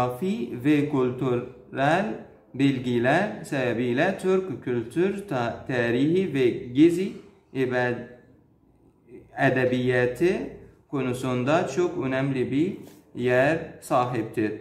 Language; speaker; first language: Turkish; non-native, learner; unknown